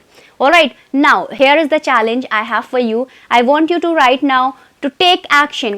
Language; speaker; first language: English; non-native, fluent; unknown